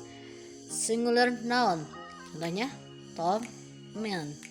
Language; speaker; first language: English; non-native, learner; Indonesian